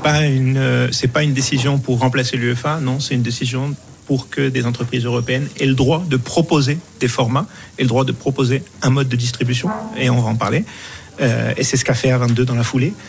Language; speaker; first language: French; non-native, local second language; Arabic